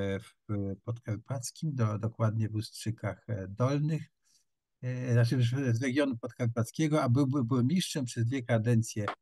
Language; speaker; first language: Polish; native; Polish